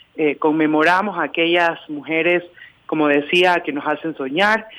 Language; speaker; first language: Spanish; native; Spanish